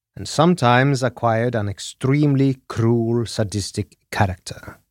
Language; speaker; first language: English; non-native, fluent; Norwegian